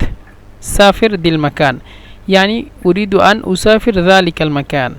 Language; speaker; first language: Egyptian Arabic; non-native, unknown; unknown